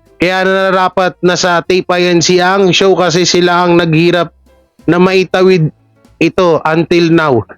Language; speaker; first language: Filipino; native; Filipino